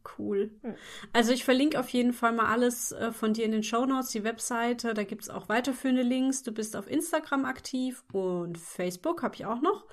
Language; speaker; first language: German; native; German